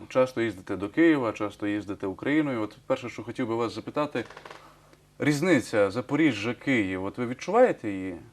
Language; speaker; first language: Ukrainian; native; Ukrainian